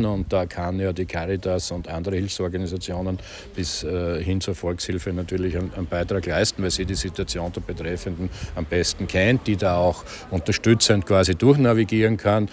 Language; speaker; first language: German; native; German